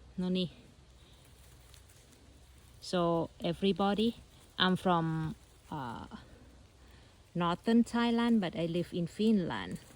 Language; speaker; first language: English; non-native, learner; Thai